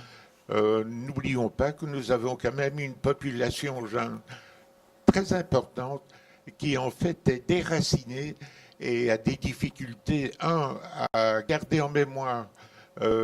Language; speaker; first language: French; native; French